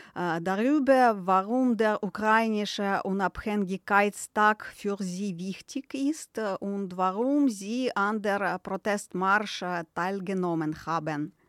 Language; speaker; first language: German; non-native, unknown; Ukrainian